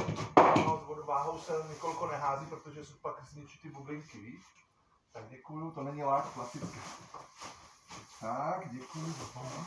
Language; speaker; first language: Czech; native; Czech